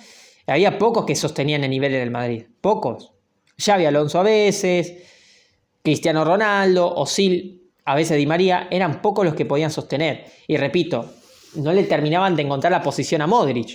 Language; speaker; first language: Spanish; native; Spanish